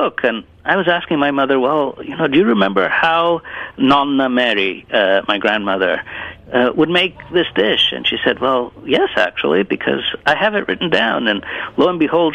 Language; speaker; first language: English; early bilingual, other home language; Italian